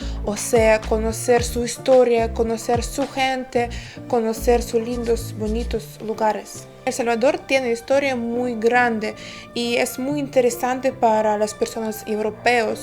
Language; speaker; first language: Spanish; non-native, fluent; Ukrainian